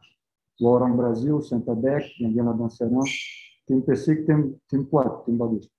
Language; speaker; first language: Indonesian; non-native, fluent; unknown